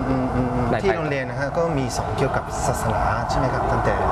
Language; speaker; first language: Thai; native; Thai